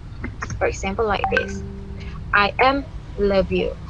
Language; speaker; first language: English; non-native, learner; Indonesian